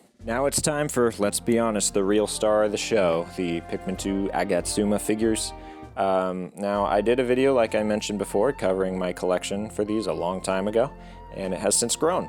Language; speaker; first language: English; native; English